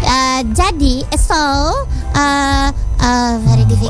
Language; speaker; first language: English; non-native, learner; Indonesian